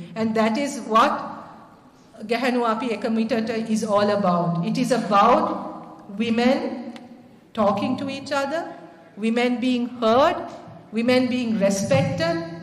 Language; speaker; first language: English; non-native, local second language; Sinhala